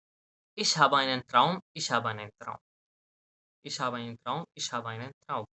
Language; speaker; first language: German; non-native, fluent; Hindi